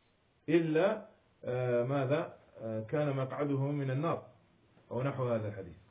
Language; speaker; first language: Arabic; non-native, fluent; French